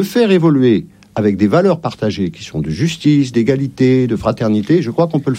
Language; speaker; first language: French; native; French